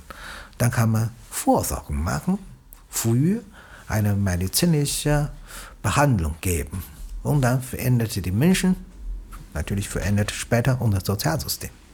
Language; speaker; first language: German; non-native, learner; Chinese